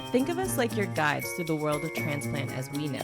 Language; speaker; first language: English; native; English